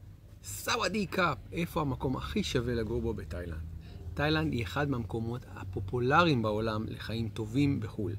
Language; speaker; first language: Hebrew; native; Hebrew